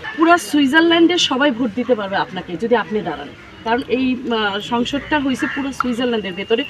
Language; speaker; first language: Bangla; native; Bangla